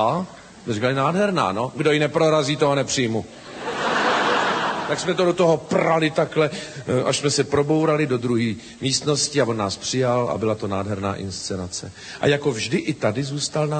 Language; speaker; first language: Czech; native; Czech